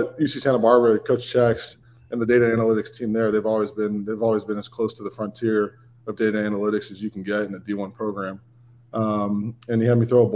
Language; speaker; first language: English; native; English